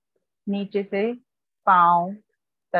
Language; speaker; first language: Hindi; native; Hindi